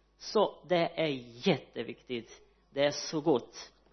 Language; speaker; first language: Swedish; non-native, learner; Portuguese